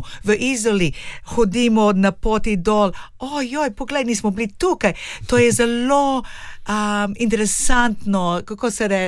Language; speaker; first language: Slovenian; early bilingual, heritage; Slovenian